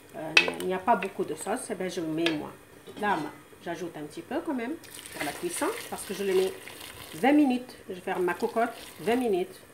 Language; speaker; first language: French; non-native, local second language; Arabic